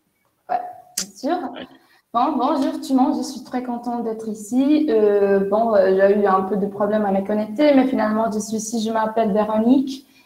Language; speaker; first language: French; non-native, fluent; Spanish